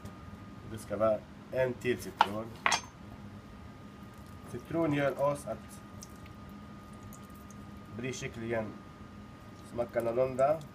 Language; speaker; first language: Swedish; non-native, learner; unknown